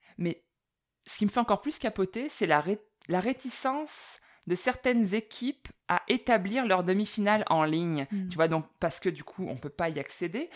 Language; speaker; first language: French; native; French